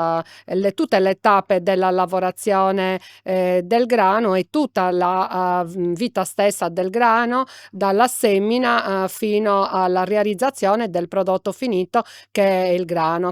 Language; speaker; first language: Italian; native; Italian